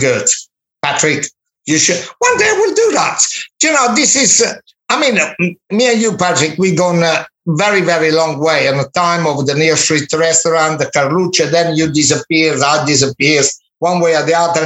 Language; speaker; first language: English; non-native, fluent; Italian